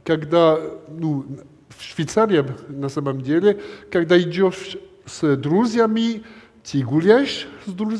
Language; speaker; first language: Russian; non-native, learner; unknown